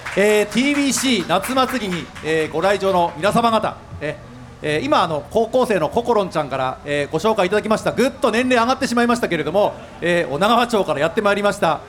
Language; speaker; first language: Japanese; native; Japanese